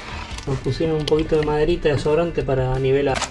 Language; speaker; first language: Spanish; native; Spanish